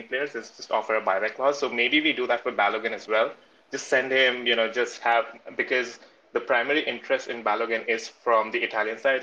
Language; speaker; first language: English; non-native, local second language; Hindi